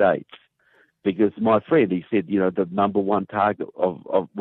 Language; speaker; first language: English; native; English